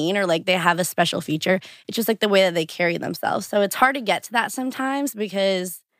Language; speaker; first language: English; early bilingual, other home language; Portuguese